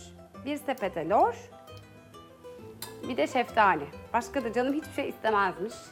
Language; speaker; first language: Turkish; native; Turkish